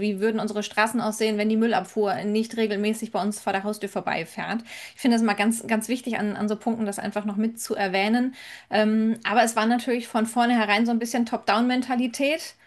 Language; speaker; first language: German; native; German